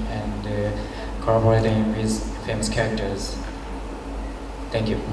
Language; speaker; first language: English; non-native, learner; Japanese